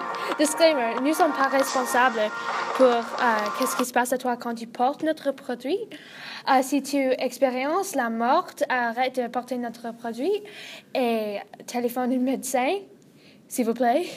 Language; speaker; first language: French; non-native, learner; English